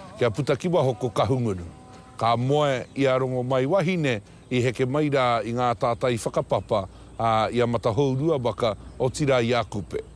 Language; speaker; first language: Māori; native; Māori